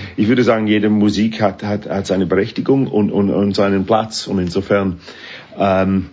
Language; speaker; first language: German; non-native, fluent; English